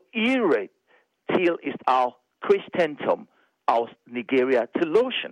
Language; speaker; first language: German; non-native, fluent; Igbo